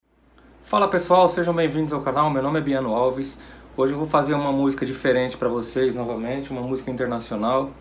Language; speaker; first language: Portuguese; native; Portuguese